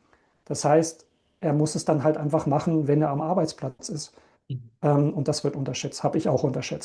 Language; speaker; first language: German; native; German